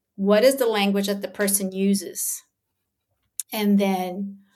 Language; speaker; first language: English; early bilingual, other home language; Portuguese